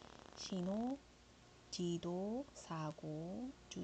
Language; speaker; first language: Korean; non-native, learner; Iloko